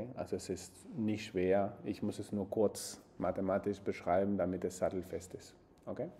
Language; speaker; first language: German; non-native, fluent; Spanish